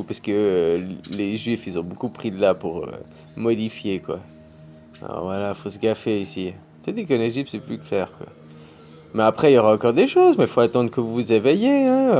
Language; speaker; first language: French; native; French